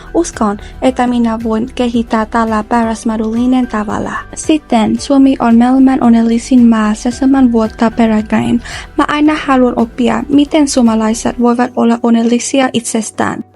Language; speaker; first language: Finnish; non-native, learner; Vietnamese